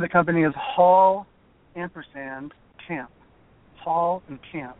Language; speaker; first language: English; native; English